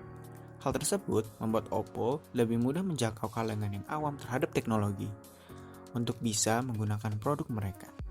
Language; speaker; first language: Indonesian; native; Indonesian